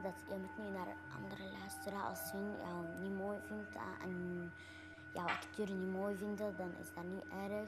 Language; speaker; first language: Dutch; early bilingual, other home language; Arabic